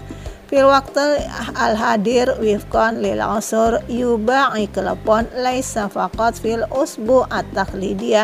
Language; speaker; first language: Arabic; non-native, learner; Indonesian